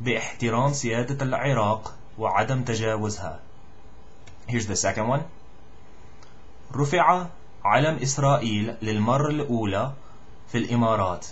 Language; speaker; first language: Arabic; non-native, learner; English